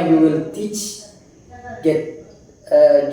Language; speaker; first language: English; non-native, fluent; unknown